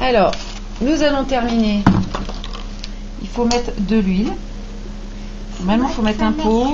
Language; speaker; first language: French; native; French